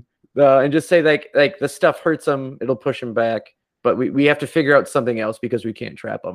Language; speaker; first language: English; native; English